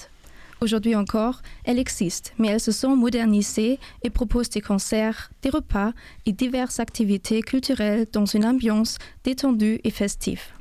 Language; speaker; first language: French; non-native, fluent; German